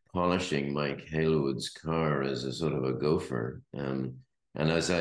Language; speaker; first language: English; native; English